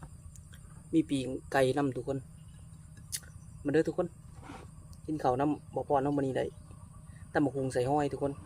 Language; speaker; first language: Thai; non-native, local second language; Northeastern Thai